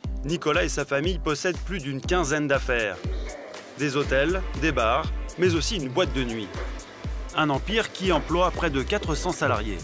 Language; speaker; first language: French; native; French